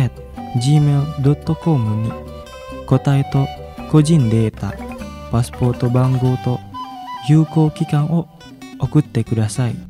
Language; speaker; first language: Japanese; non-native, fluent; Indonesian